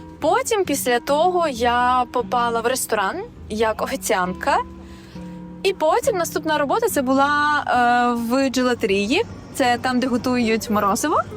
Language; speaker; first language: Ukrainian; native; Ukrainian